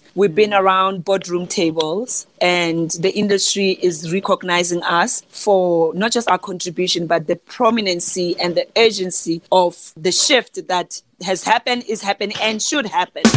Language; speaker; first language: English; non-native, local second language; Southern Sotho